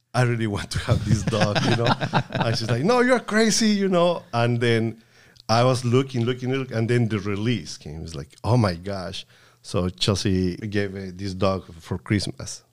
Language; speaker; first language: English; non-native, fluent; Spanish